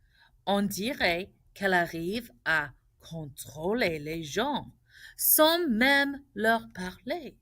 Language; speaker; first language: French; non-native, fluent; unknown